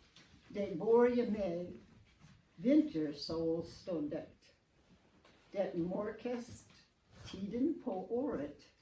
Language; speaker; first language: Swedish; non-native, learner; English